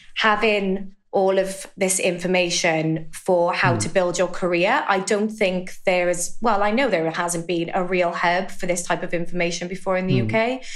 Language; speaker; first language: English; native; English